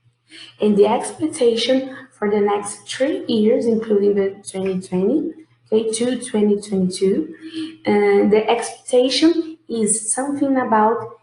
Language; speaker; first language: English; non-native, fluent; Portuguese